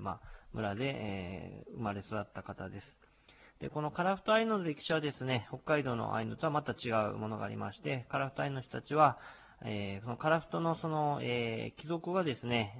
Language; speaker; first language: Japanese; native; Japanese